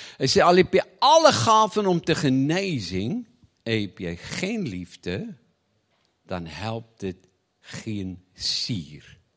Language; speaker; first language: Dutch; non-native, fluent; Afrikaans